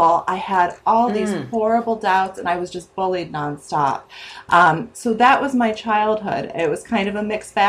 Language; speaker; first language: English; native; English